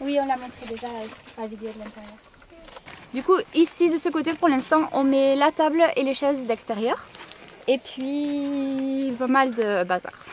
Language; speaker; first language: French; native; French